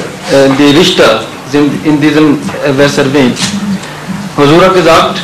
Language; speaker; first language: German; non-native, fluent; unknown